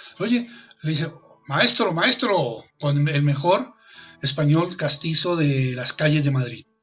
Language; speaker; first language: Spanish; native; Spanish